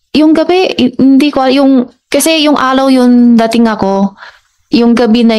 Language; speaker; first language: Filipino; non-native, learner; Chinese